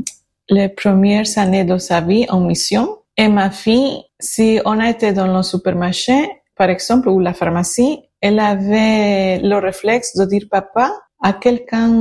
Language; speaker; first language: French; non-native, learner; Spanish